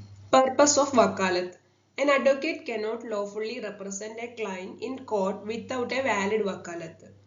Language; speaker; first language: English; non-native, local second language; Malayalam